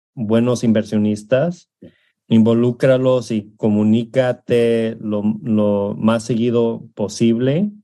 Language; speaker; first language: Spanish; early bilingual, heritage; Spanish